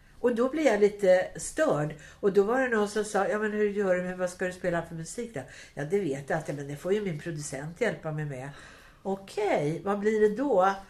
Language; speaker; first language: Swedish; native; Swedish